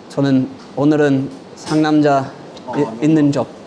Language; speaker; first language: Korean; non-native, learner; English